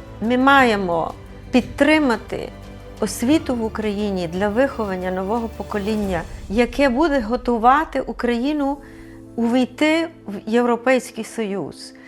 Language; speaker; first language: Ukrainian; early bilingual, heritage; Ukrainian